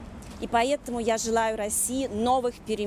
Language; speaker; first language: Russian; early bilingual, heritage; Russian